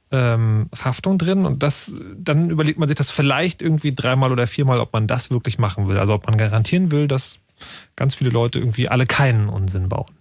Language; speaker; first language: German; native; German